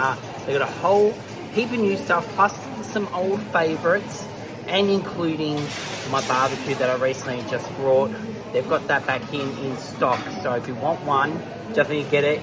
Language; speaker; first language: English; native; English